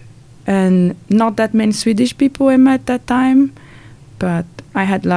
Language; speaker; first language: English; non-native, fluent; Portuguese